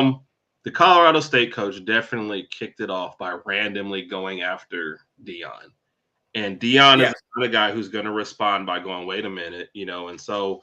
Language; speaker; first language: English; native; English